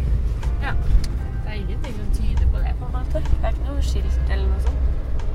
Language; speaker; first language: Norwegian; native; Norwegian